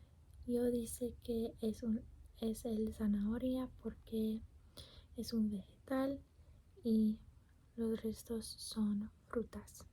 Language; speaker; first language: Spanish; non-native, learner; English